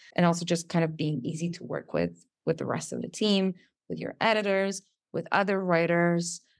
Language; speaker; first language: English; non-native, fluent; Serbian